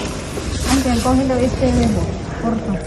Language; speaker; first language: Spanish; non-native, learner; Filipino